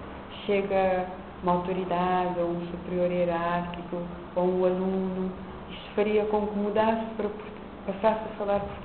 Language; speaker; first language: Portuguese; non-native, local second language; Kabuverdianu